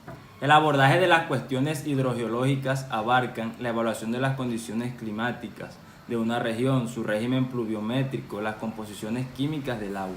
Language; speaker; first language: Spanish; native; Spanish